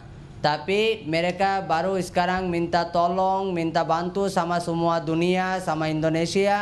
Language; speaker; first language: Indonesian; non-native, learner; Rohingya